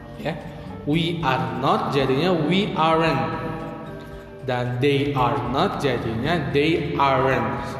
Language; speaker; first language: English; non-native, fluent; Indonesian